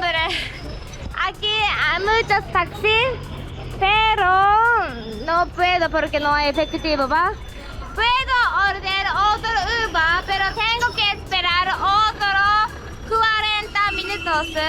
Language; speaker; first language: Spanish; non-native, learner; Japanese